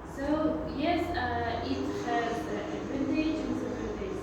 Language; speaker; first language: English; non-native, learner; Uzbek